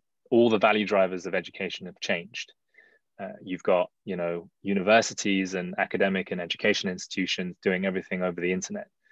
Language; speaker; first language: English; early bilingual, other home language; Chinese